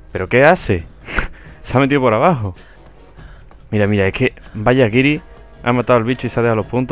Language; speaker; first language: Spanish; native; Spanish